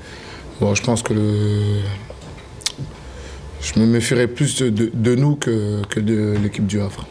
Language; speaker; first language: French; native; French